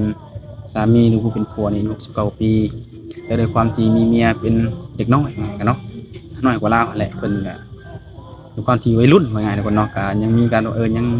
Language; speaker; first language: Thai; non-native, local second language; Northeastern Thai